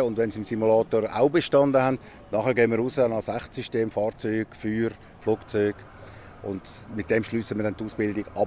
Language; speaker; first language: German; native; German